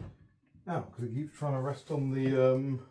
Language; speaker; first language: English; native; English